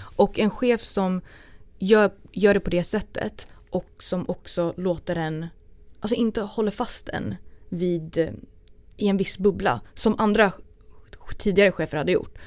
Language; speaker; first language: Swedish; early bilingual, other home language; Turoyo